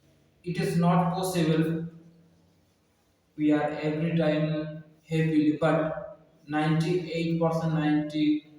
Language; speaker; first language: English; non-native, learner; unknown